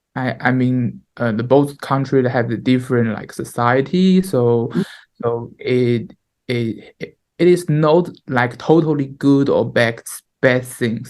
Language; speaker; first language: English; non-native, learner; Chinese